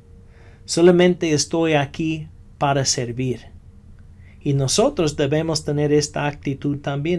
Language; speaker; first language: Spanish; non-native, fluent; English